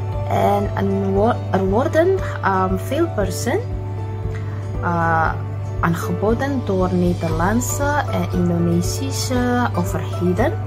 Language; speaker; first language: Dutch; non-native, fluent; Indonesian